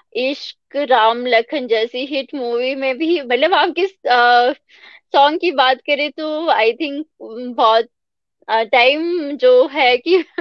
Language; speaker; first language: Hindi; native; Hindi